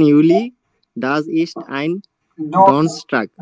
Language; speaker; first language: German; non-native, learner; Bangla